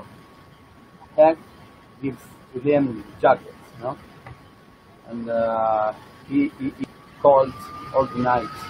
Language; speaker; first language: English; non-native, learner; Italian